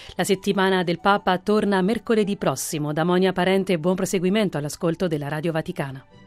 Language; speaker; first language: Italian; native; Italian